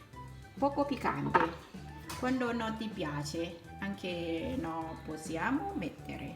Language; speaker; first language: Italian; non-native, learner; Thai